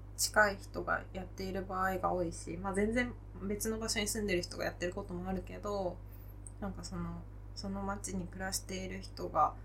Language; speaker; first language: Japanese; native; Japanese